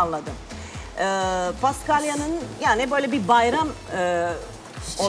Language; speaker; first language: Turkish; non-native, fluent; Serbian